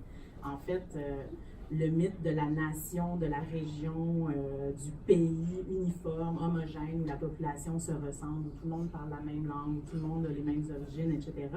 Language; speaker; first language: French; native; French